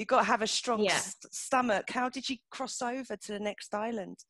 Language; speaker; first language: English; native; English